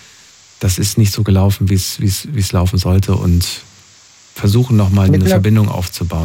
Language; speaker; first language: German; native; German